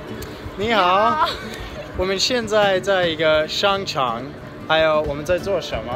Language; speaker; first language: Chinese; non-native, learner; English